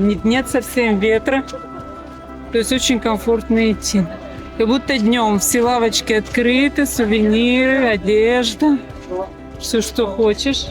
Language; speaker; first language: Russian; native; Russian